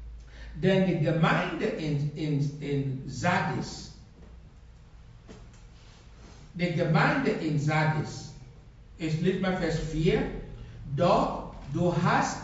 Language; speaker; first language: German; non-native, fluent; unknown